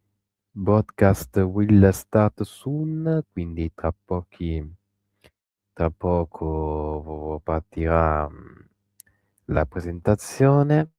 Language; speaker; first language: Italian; native; Italian